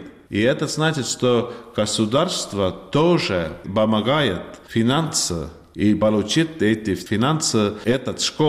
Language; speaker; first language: Russian; non-native, learner; Estonian